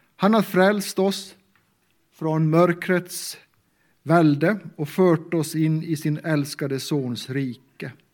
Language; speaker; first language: Swedish; native; Swedish